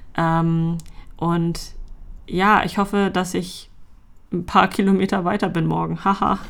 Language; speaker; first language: German; native; German